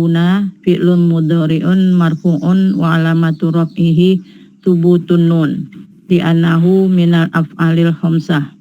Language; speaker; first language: Arabic; non-native, learner; Indonesian